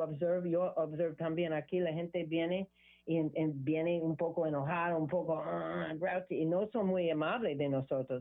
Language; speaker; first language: Spanish; non-native, learner; English